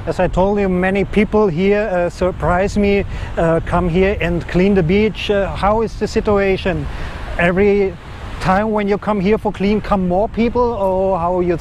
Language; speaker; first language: English; non-native, learner; German